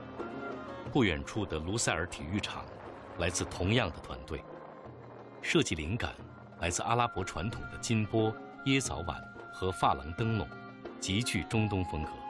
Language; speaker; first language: Chinese; native; Chinese